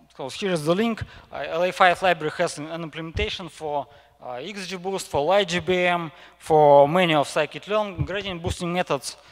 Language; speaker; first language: English; non-native, fluent; Russian